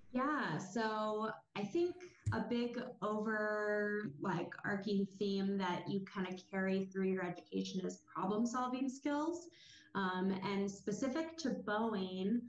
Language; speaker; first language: English; native; English